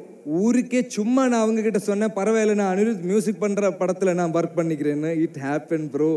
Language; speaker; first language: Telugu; non-native, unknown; Malayalam